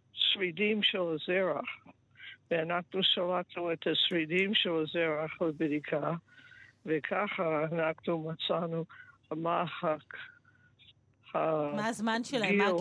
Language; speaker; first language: Hebrew; non-native, fluent; English